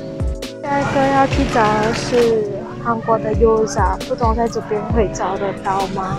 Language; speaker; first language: Chinese; non-native, local second language; English